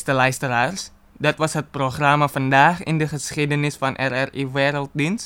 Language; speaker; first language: Dutch; non-native, fluent; Indonesian